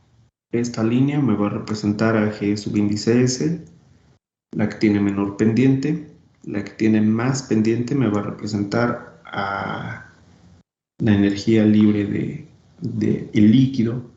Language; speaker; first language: Spanish; native; Spanish